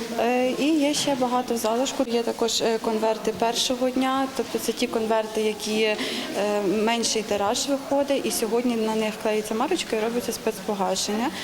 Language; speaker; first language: Ukrainian; native; Ukrainian